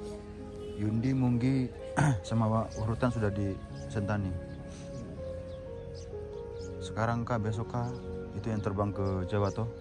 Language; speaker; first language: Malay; non-native, local second language; Javanese